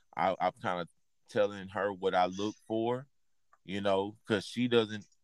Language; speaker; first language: English; native; English